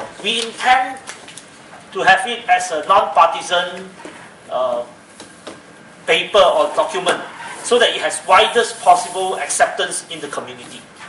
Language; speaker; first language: English; non-native, local second language; Chinese